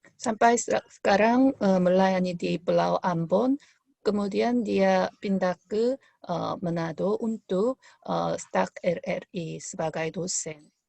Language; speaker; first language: Indonesian; non-native, fluent; Korean